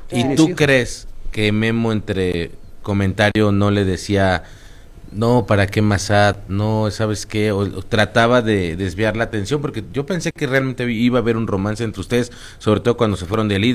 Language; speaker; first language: Spanish; native; Spanish